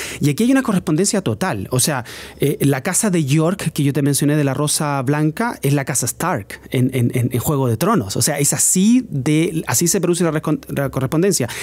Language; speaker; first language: Spanish; native; Spanish